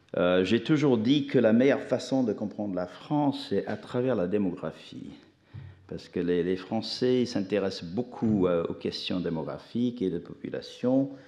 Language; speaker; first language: French; non-native, fluent; English